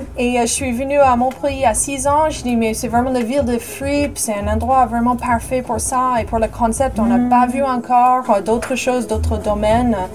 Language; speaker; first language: French; non-native, fluent; English